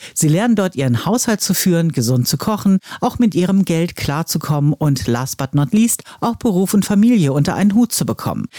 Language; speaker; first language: German; native; German